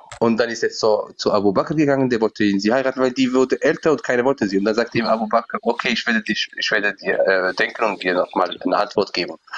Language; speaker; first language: German; non-native, fluent; Berber languages